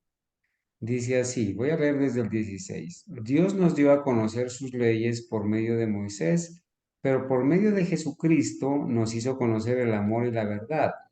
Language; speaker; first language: Spanish; native; Spanish